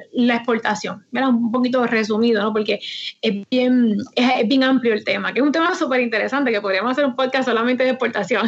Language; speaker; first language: Spanish; native; Spanish